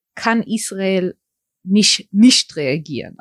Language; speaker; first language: German; early bilingual, heritage; German